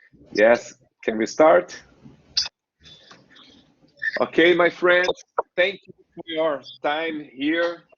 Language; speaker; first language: English; non-native, learner; Portuguese